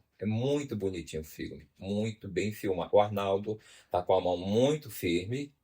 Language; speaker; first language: Portuguese; native; Portuguese